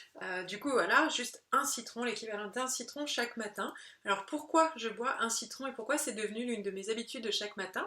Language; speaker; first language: French; native; French